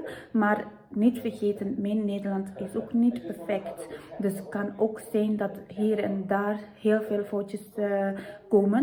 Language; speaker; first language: Dutch; non-native, fluent; Tibetan